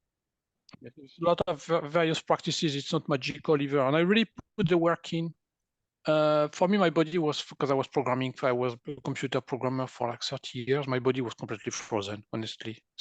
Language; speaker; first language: English; non-native, fluent; French